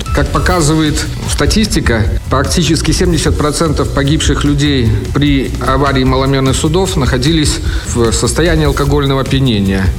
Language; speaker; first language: Russian; native; Russian